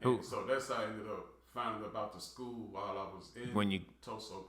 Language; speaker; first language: English; native; English